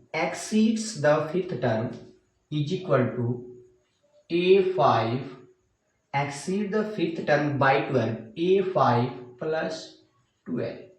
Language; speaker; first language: English; non-native, local second language; Hindi